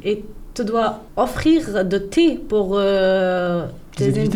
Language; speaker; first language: French; non-native, learner; Persian